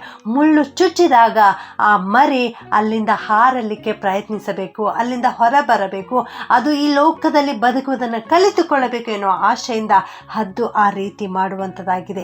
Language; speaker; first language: Kannada; native; Kannada